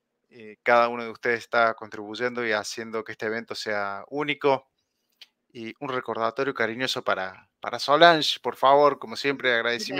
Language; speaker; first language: Spanish; native; Spanish